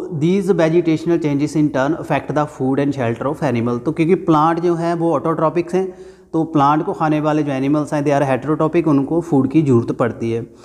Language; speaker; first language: Hindi; non-native, local second language; Punjabi